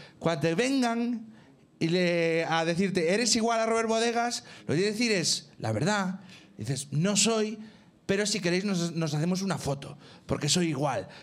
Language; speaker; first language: Spanish; native; Spanish